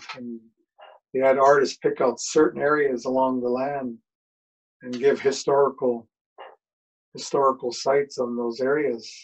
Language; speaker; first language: English; native; English